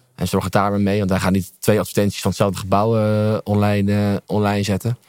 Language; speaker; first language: Dutch; native; Dutch